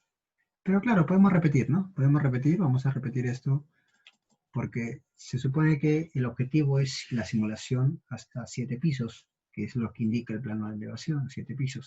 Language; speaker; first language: Spanish; native; Spanish